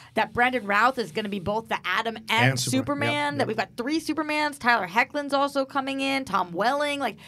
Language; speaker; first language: English; native; English